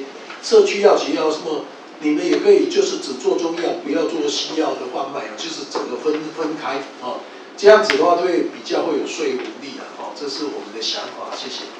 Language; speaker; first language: Chinese; native; Chinese